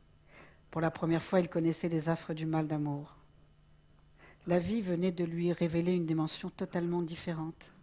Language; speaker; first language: French; native; French